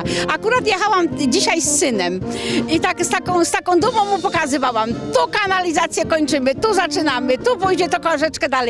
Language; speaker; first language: Polish; native; Polish